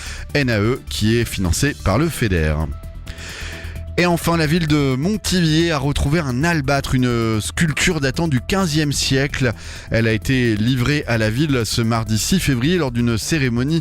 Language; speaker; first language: French; native; French